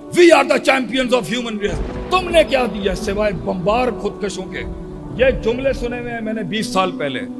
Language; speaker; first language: Urdu; native; Urdu